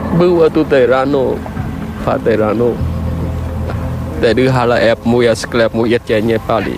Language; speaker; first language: Polish; non-native, learner; Vietnamese